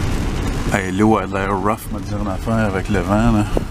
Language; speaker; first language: French; non-native, local second language; English